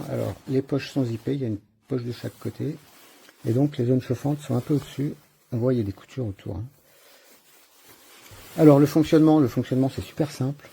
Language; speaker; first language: French; native; French